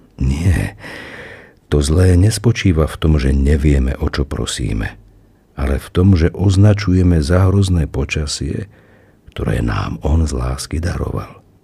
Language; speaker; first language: Slovak; native; Slovak